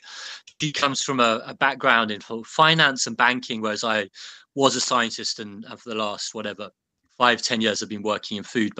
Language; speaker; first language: English; native; English